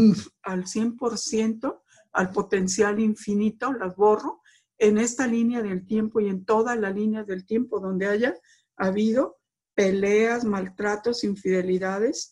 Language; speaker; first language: Spanish; native; Spanish